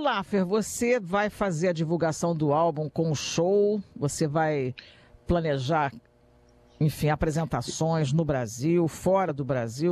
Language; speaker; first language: Portuguese; native; Portuguese